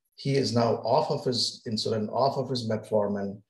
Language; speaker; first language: English; non-native, local second language; Kannada